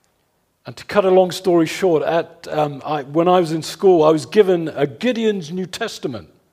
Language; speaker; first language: English; native; English